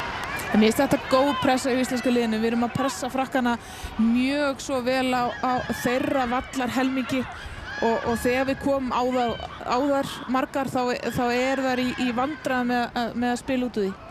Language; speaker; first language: Icelandic; native; Icelandic